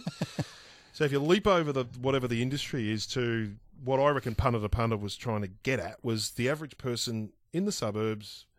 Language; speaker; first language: English; native; English